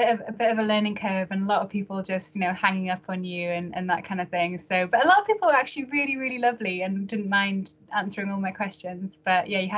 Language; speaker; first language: English; native; English